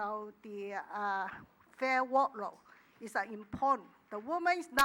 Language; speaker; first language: English; non-native, learner; Chinese